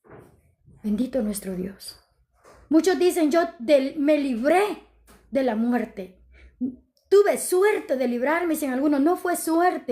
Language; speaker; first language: Spanish; native; Spanish